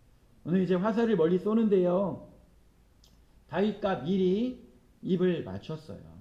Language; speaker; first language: Korean; native; Korean